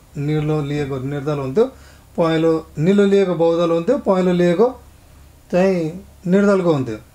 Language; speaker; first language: Nepali; native; Nepali